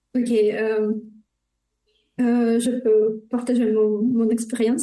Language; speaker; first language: French; non-native, fluent; Ukrainian